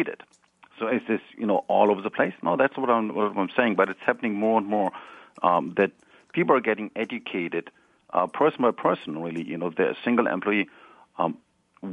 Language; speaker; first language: English; non-native, fluent; German